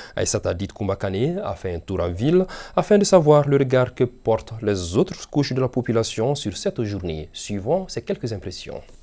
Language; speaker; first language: French; non-native, local second language; Bambara